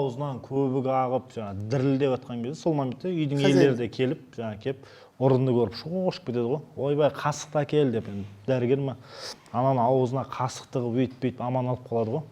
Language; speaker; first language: Kazakh; native; Kazakh